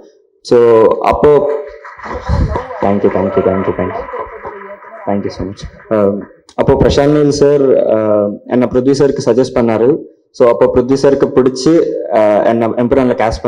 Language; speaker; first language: Tamil; non-native, learner; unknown